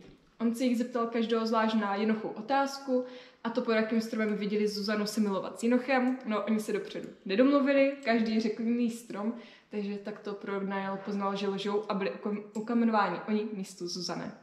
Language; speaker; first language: Czech; native; Czech